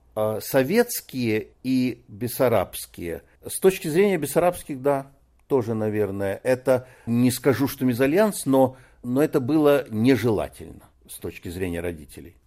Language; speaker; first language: Russian; native; Russian